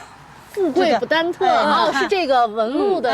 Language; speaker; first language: Chinese; native; Chinese